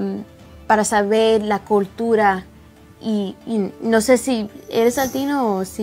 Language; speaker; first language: Spanish; early bilingual, heritage; Spanish